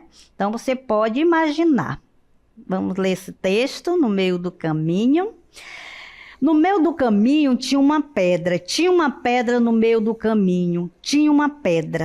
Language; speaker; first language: Portuguese; native; Portuguese